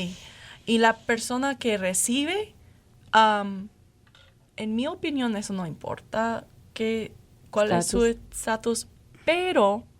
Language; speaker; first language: Spanish; non-native, fluent; English